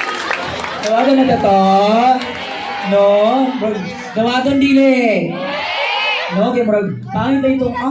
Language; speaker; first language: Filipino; non-native, local second language; Cebuano